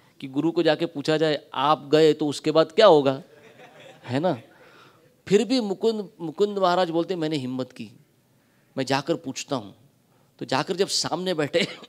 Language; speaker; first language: Hindi; non-native, local second language; Marathi